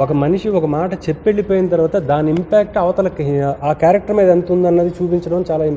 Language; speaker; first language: Telugu; native; Telugu